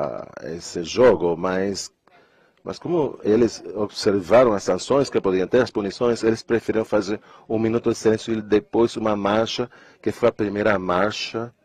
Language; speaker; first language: Portuguese; non-native, fluent; Spanish